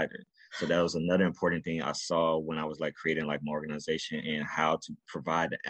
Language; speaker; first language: English; native; English